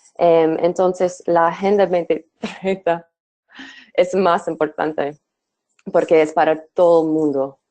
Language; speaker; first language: Spanish; non-native, fluent; English